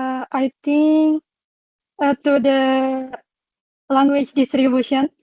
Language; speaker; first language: English; non-native, local second language; Indonesian